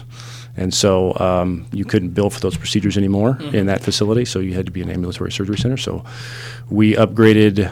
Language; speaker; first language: English; native; English